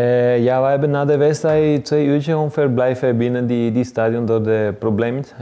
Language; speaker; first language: Dutch; non-native, learner; Spanish